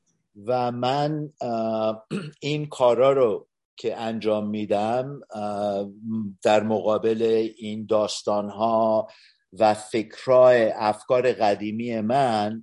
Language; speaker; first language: Persian; early bilingual, heritage; Persian